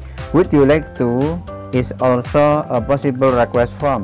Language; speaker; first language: English; non-native, fluent; Indonesian